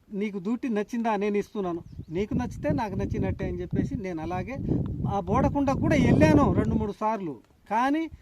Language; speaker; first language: Telugu; non-native, local second language; Lambadi